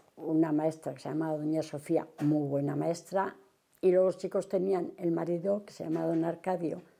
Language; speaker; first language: Spanish; native; Spanish